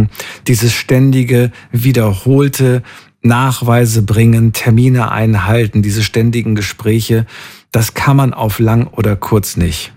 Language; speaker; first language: German; native; German